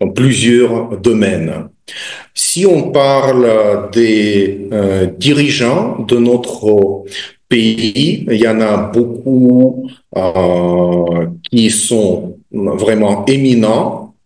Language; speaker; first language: French; non-native, fluent; Russian